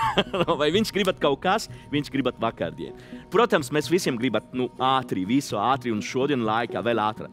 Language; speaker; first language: Latvian; non-native, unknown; Italian